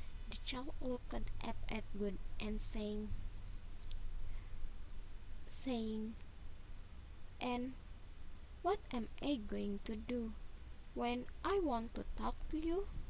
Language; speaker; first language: English; non-native, learner; Indonesian